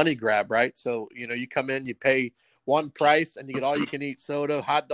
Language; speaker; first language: English; native; English